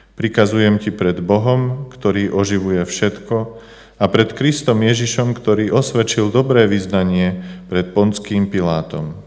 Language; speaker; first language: Slovak; native; Slovak